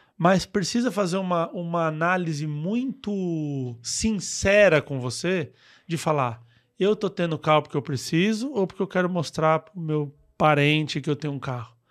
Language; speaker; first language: Portuguese; native; Portuguese